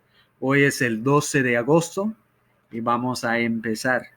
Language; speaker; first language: Spanish; non-native, fluent; English